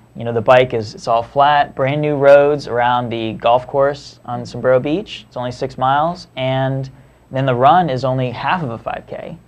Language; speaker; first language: English; native; English